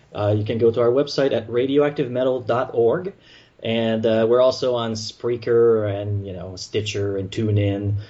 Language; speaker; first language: English; non-native, fluent; French